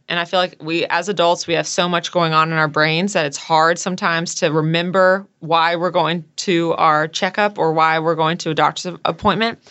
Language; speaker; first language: English; native; English